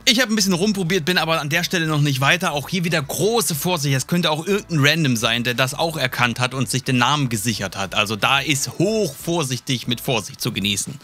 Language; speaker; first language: German; native; German